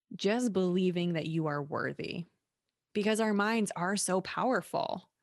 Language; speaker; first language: English; native; English